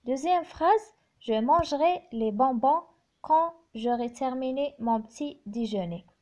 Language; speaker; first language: French; non-native, local second language; Arabic